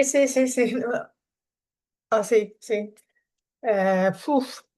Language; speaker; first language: Spanish; non-native, learner; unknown